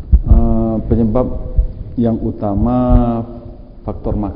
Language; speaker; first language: Malay; native; Malay